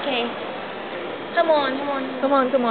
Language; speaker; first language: English; non-native, learner; Korean